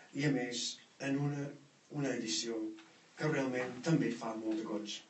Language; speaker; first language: Catalan; non-native, fluent; English